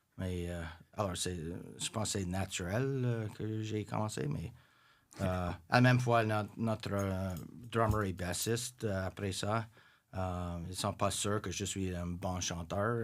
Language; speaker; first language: French; non-native, local second language; English